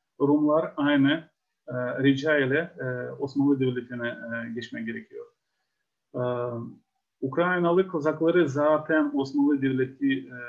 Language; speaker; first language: Turkish; non-native, fluent; Ukrainian